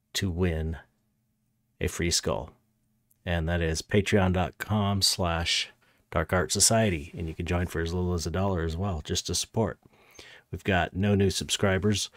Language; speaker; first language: English; native; English